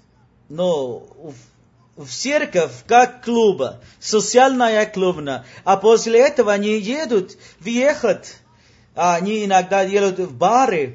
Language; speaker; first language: Russian; non-native, learner; Spanish